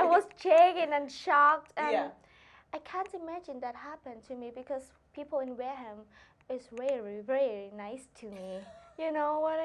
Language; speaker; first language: English; non-native, learner; Thai